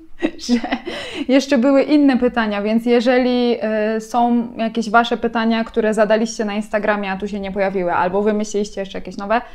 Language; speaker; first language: Polish; native; Polish